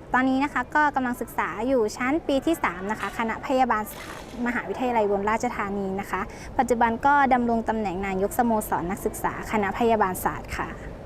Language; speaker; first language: Thai; native; Thai